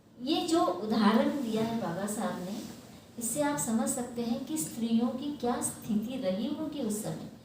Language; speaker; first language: Hindi; non-native, local second language; Marathi